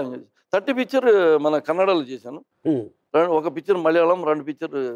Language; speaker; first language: Telugu; non-native, learner; Kannada